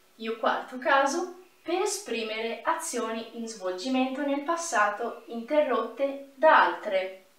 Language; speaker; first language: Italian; non-native, fluent; Portuguese